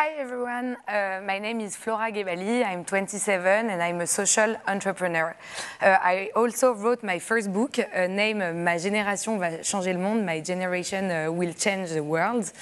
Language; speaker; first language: English; non-native, fluent; French